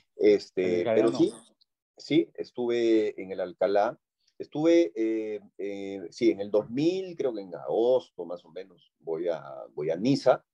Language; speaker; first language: Spanish; native; Spanish